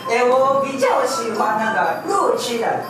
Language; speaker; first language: Chinese; non-native, fluent; Japanese